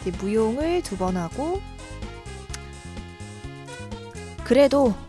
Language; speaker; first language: Korean; native; Korean